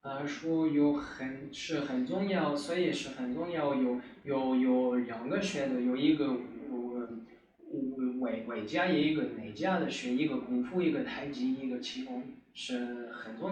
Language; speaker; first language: Chinese; non-native, learner; French